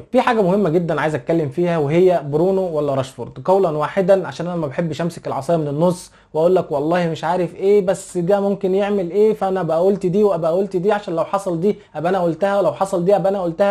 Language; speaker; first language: Arabic; native; Arabic